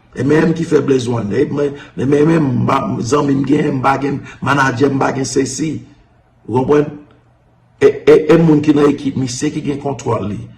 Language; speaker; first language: Haitian Creole; early bilingual, heritage; Haitian Creole